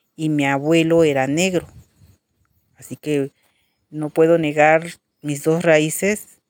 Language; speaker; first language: Spanish; native; Spanish